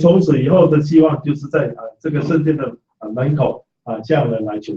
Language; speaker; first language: Chinese; native; Chinese